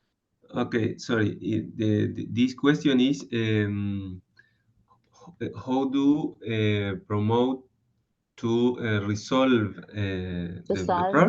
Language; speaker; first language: English; non-native, learner; Spanish